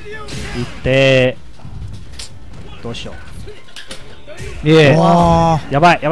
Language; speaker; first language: Japanese; non-native, learner; Chinese